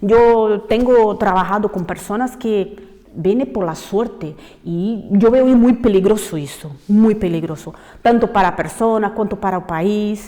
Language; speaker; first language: Spanish; non-native, fluent; Portuguese